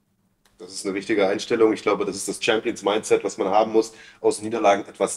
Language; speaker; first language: German; native; German